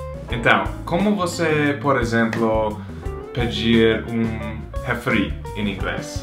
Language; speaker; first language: Portuguese; non-native, fluent; English